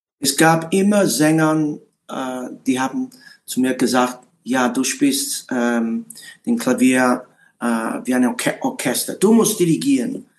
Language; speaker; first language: German; non-native, learner; English